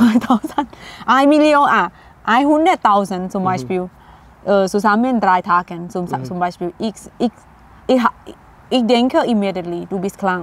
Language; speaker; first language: German; non-native, learner; Thai